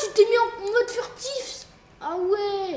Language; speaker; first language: French; native; French